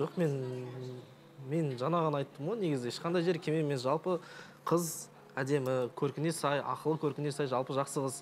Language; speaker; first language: Kazakh; native; Kazakh